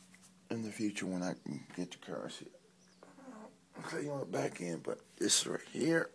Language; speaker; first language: English; native; English